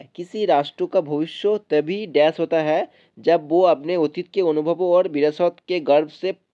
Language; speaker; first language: Hindi; non-native, local second language; Bangla